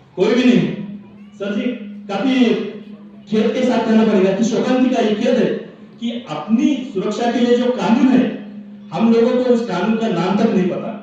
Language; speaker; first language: Hindi; non-native, local second language; Marathi